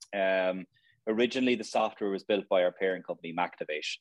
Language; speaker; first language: English; native; English